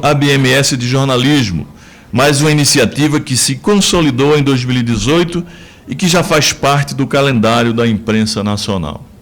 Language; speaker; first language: Portuguese; native; Portuguese